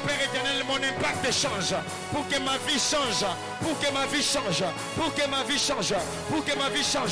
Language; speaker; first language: French; non-native, local second language; Lingala